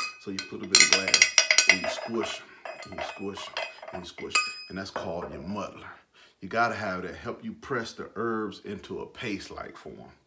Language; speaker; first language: English; native; English